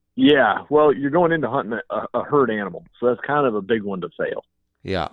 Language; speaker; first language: English; native; English